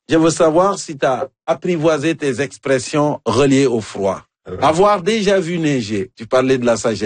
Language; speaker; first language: French; non-native, local second language; Wolof